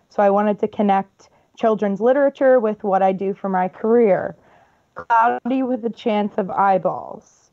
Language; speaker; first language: English; native; English